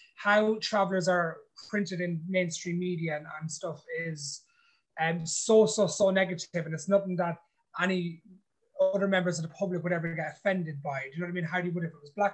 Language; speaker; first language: English; native; English